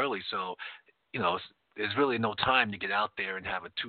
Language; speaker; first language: English; native; English